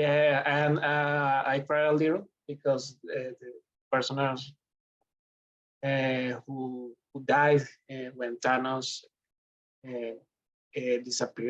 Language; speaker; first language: English; non-native, learner; Spanish